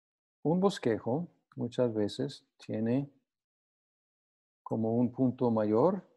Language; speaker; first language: Spanish; non-native, fluent; English